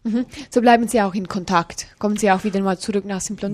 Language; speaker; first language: German; native; German